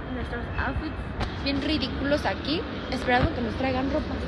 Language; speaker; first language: Spanish; native; Spanish